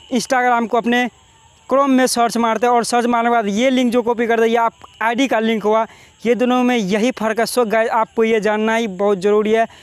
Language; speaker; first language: Hindi; native; Hindi